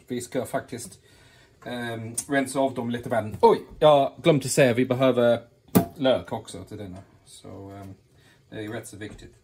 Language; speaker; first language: Swedish; non-native, fluent; English